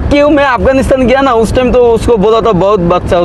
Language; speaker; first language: Hindi; non-native, learner; Bangla